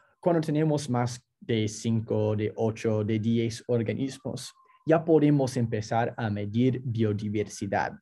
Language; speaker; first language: Spanish; non-native, fluent; English